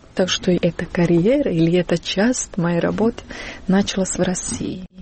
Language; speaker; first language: Russian; non-native, fluent; Serbian